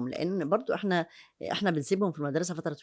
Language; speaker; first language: Arabic; native; Arabic